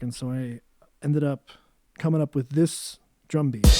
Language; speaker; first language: English; native; English